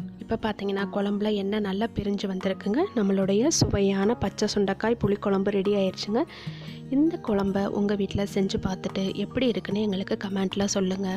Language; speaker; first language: Tamil; native; Tamil